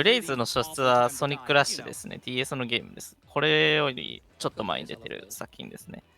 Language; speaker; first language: Japanese; native; Japanese